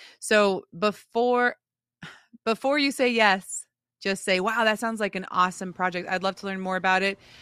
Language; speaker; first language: English; native; English